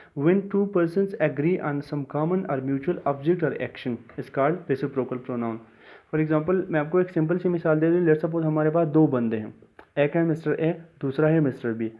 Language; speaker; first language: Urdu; non-native, local second language; Pashto